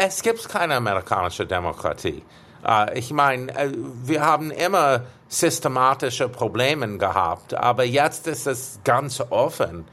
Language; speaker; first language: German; non-native, fluent; English